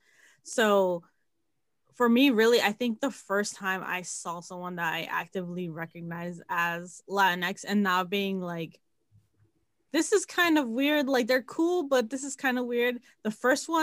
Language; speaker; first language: English; native; English